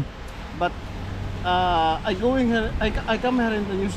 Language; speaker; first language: English; non-native, learner; Filipino